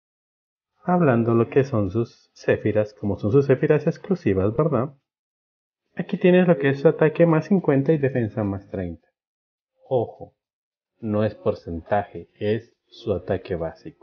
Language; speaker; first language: Spanish; native; Spanish